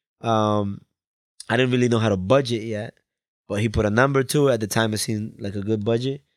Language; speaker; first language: English; early bilingual, other home language; Spanish